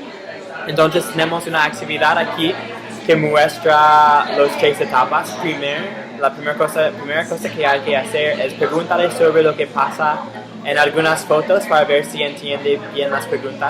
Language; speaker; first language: Spanish; non-native, fluent; English